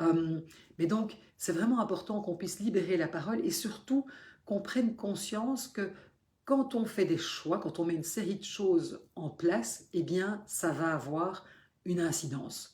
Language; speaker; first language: French; native; French